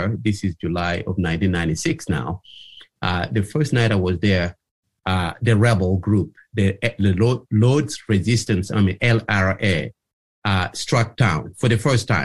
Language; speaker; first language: English; non-native, local second language; Acoli